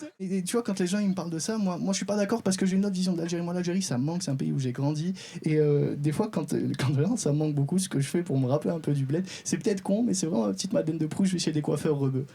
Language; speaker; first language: French; non-native, local second language; Arabic